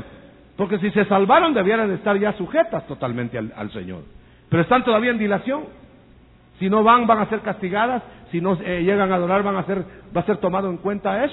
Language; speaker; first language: Spanish; native; Spanish